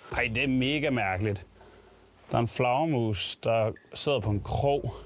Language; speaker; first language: Danish; native; Danish